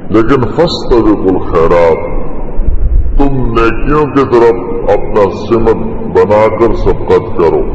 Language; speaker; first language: Urdu; non-native, local second language; Pashto